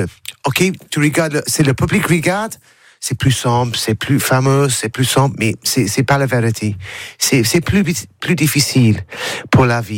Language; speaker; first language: French; non-native, learner; English